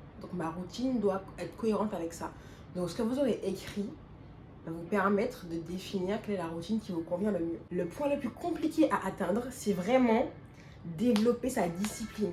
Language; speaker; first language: French; native; French